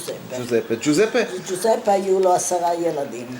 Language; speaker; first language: Hebrew; non-native, fluent; Italian